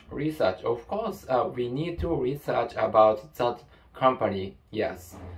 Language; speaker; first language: English; non-native, learner; Japanese